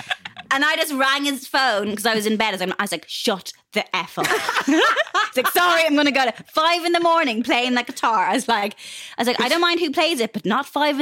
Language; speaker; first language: English; native; English